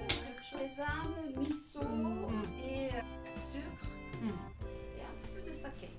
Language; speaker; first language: French; non-native, learner; Japanese